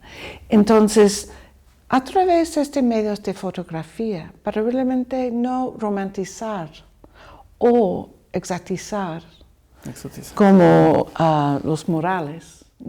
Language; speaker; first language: Spanish; non-native, learner; English